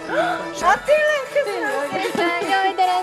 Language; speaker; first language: Hungarian; non-native, fluent; Korean